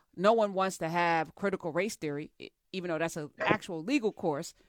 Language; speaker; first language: English; native; English